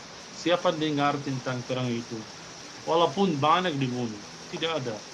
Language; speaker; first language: Indonesian; non-native, fluent; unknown